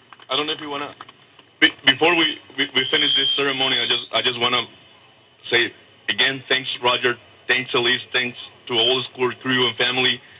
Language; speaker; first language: English; non-native, learner; Spanish